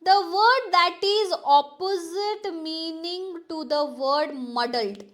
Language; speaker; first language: English; non-native, local second language; Kannada